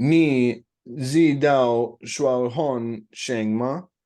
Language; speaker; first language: Chinese; non-native, learner; English